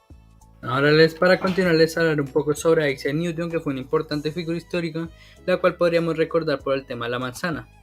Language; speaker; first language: Spanish; native; Spanish